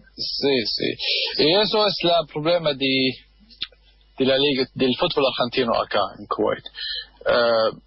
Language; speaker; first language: Spanish; non-native, fluent; Arabic